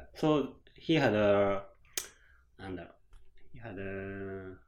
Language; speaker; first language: English; non-native, learner; Japanese